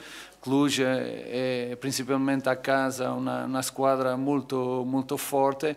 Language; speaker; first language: Italian; non-native, fluent; Portuguese